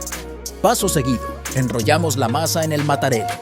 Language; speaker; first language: Spanish; native; Spanish